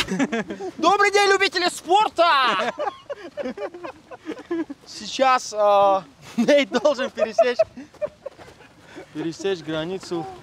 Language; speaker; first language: Russian; non-native, local second language; Tajik